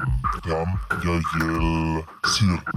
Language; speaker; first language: Russian; non-native, learner; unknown